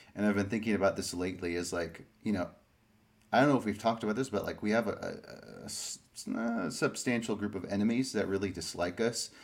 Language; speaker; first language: English; native; English